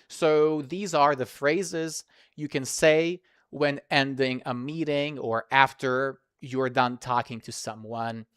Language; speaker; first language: English; non-native, fluent; Serbian